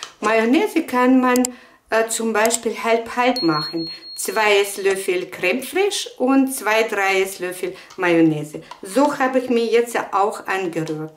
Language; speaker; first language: German; non-native, fluent; Russian